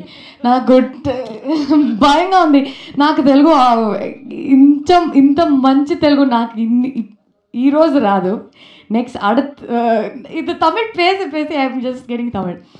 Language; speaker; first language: Telugu; non-native, learner; Kannada